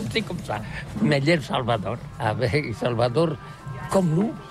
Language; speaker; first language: French; non-native, learner; Catalan